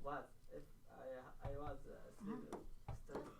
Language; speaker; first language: English; non-native, learner; Arabic